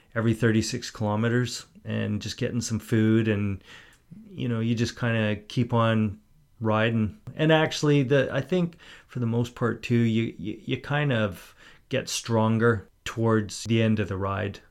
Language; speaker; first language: English; native; English